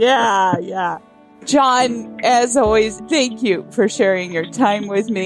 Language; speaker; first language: English; native; English